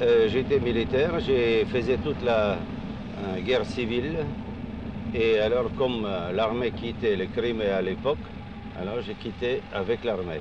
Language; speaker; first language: French; non-native, fluent; Russian